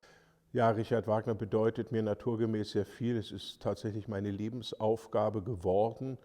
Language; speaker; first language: German; native; German